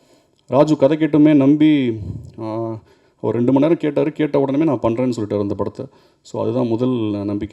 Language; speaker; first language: Tamil; native; Tamil